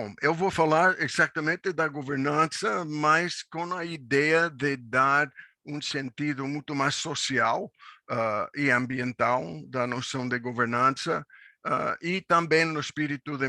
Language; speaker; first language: Portuguese; non-native, fluent; English